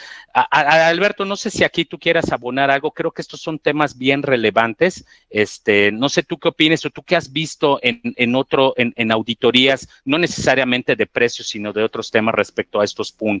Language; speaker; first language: Spanish; native; Spanish